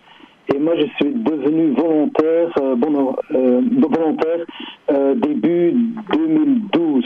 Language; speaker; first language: French; non-native, fluent; Dutch